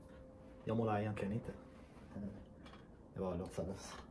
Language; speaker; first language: Swedish; non-native, fluent; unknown